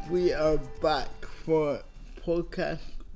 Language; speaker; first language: English; native; English